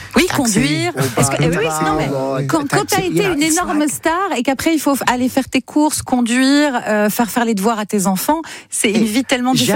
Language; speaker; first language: French; native; French